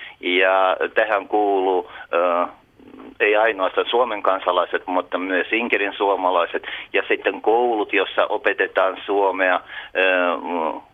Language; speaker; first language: Finnish; early bilingual, heritage; Russian